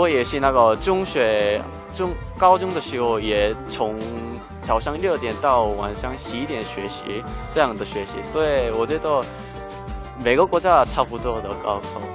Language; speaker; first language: Chinese; non-native, fluent; Korean